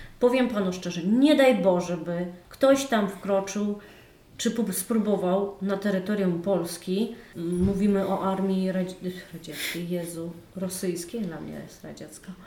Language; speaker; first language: Polish; early bilingual, heritage; Polish